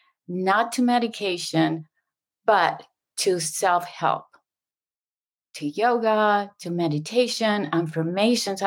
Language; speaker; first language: English; non-native, fluent; Spanish